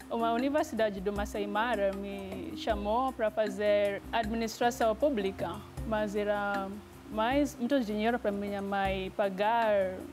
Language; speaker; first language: Portuguese; non-native, learner; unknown